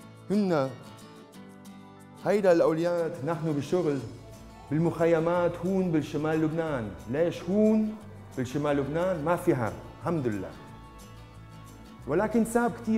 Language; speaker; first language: Arabic; non-native, learner; German